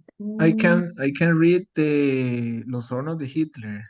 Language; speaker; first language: English; non-native, learner; Spanish